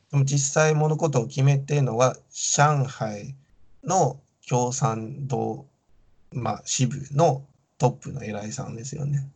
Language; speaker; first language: Japanese; non-native, fluent; Min Nan Chinese